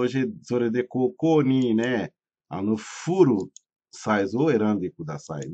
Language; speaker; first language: Japanese; non-native, fluent; Portuguese